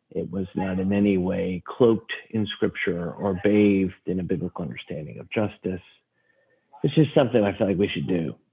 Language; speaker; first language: English; native; English